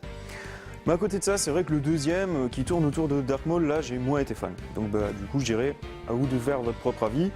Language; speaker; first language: French; native; French